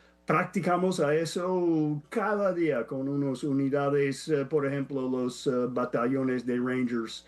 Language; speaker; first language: Spanish; non-native, fluent; English